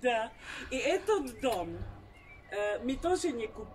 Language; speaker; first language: Russian; early bilingual, heritage; Czech